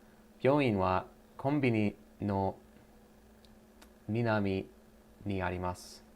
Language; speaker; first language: Japanese; non-native, learner; English